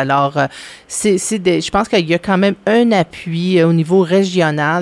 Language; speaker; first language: French; native; French